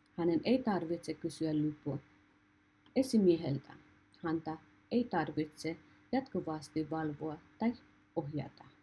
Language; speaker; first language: Finnish; non-native, learner; Nepali